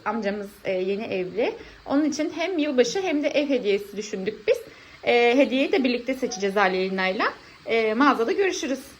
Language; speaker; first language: Turkish; native; Turkish